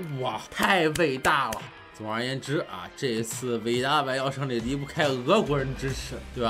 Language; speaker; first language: Chinese; native; Chinese